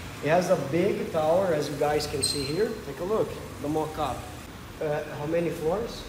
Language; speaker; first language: English; non-native, fluent; Portuguese